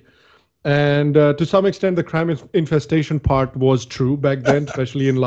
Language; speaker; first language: English; non-native, local second language; Hindi